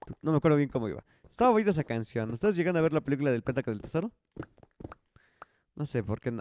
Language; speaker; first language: Spanish; native; Spanish